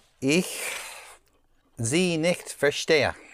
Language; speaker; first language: German; non-native, learner; English